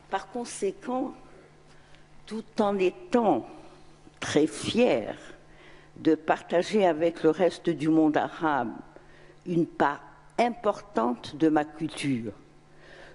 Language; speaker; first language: French; non-native, local second language; Arabic